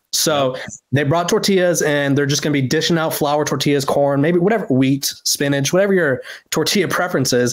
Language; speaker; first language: English; native; English